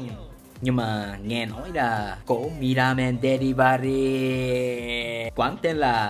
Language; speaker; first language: Vietnamese; non-native, learner; Japanese